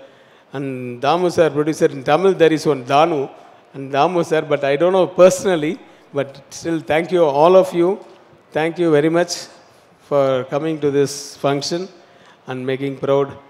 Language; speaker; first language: Telugu; non-native, learner; Tamil